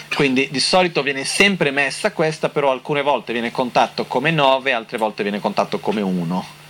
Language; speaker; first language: Italian; non-native, fluent; Portuguese